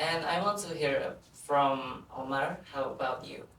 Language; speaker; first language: English; non-native, fluent; Indonesian